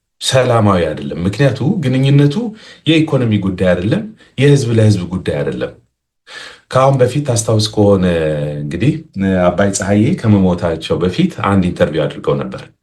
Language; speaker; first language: Amharic; non-native, local second language; Tigrinya